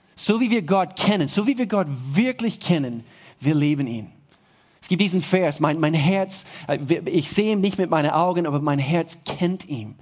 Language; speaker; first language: German; non-native, fluent; English